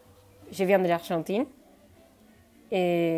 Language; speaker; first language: French; non-native, fluent; Spanish